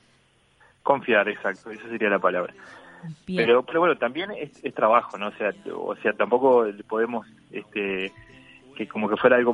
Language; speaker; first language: Spanish; native; Spanish